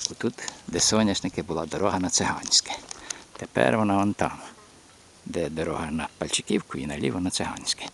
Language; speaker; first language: Ukrainian; native; Ukrainian